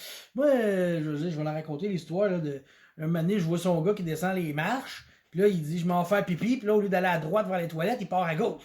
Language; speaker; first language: French; native; French